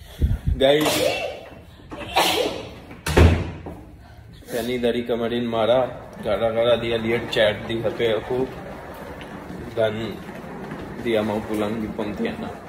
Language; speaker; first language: Indonesian; non-native, fluent; Urdu